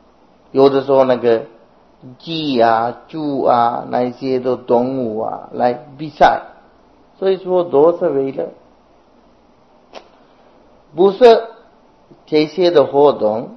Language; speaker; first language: Chinese; non-native, fluent; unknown